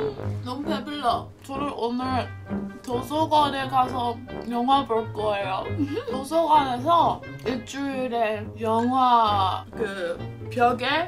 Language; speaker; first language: Korean; non-native, learner; English